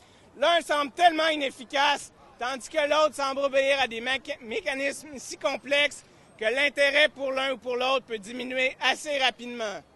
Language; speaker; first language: French; native; French